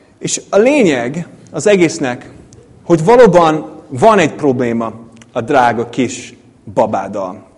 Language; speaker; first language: Hungarian; non-native, fluent; English